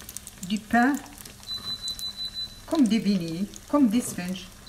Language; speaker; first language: French; non-native, fluent; Arabic